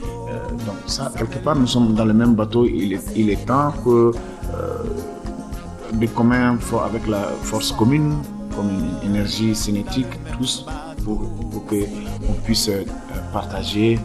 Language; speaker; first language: French; non-native, local second language; Bambara